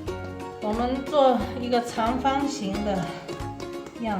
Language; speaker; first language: Chinese; early bilingual, heritage; Chinese